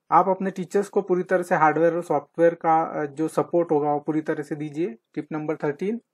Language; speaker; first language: Hindi; non-native, local second language; Marathi